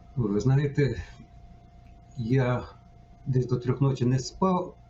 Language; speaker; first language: Ukrainian; native; Ukrainian